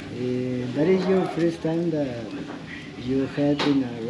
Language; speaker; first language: English; non-native, learner; Spanish